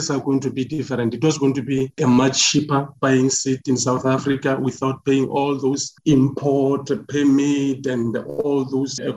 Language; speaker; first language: English; non-native, local second language; Northern Sotho